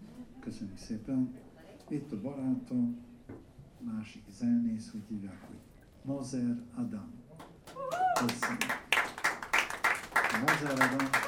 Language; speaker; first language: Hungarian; non-native, learner; French